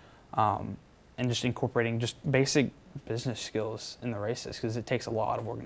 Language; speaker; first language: English; native; English